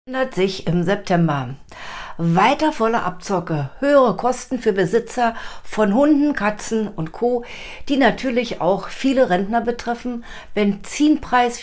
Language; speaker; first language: German; native; German